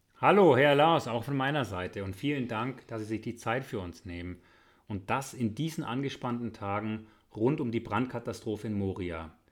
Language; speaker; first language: German; native; German